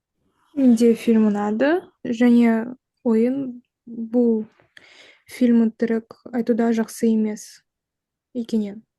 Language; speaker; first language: Kazakh; non-native, local second language; Russian